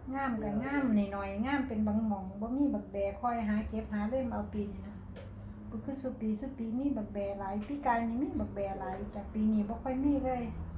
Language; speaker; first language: Thai; native; Thai